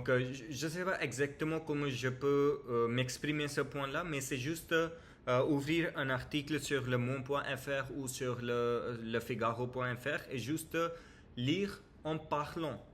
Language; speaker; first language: French; non-native, learner; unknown